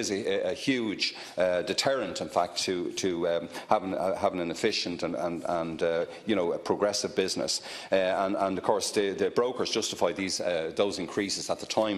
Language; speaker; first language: English; native; English